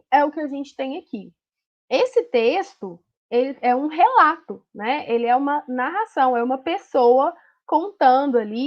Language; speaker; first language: Portuguese; native; Portuguese